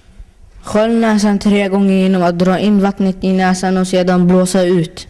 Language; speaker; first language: Swedish; early bilingual, other home language; Somali